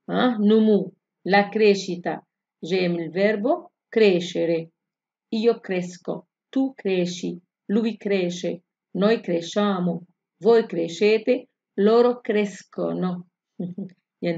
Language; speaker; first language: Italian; non-native, fluent; Arabic